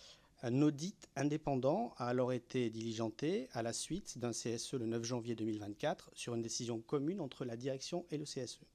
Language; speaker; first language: French; native; French